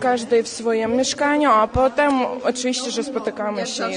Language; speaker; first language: Polish; non-native, learner; Russian